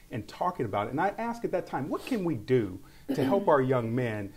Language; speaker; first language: English; native; English